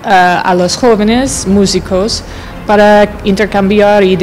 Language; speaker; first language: Spanish; non-native, fluent; English